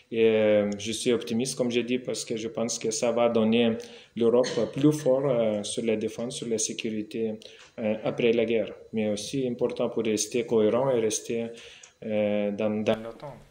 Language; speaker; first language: French; non-native, fluent; Lithuanian